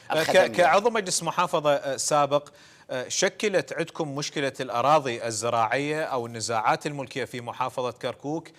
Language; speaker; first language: Arabic; native; Arabic